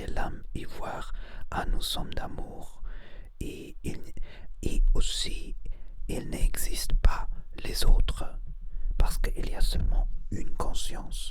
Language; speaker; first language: French; non-native, learner; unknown